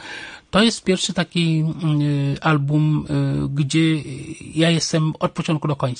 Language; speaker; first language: Polish; non-native, fluent; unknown